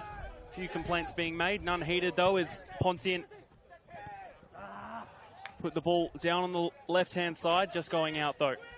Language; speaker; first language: English; native; English